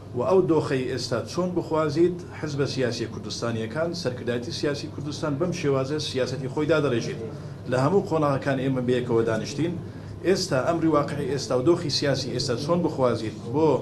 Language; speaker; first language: Central Kurdish; non-native, local second language; Turkish